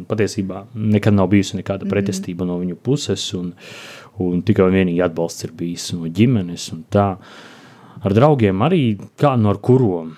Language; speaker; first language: Latvian; native; Latvian